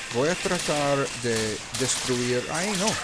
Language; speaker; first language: Spanish; non-native, learner; English